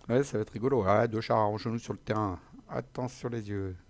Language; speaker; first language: French; native; French